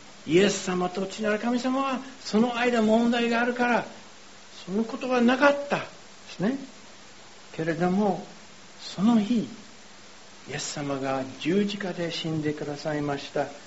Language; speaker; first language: Japanese; non-native, fluent; English